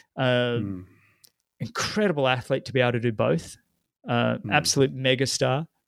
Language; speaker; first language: English; native; English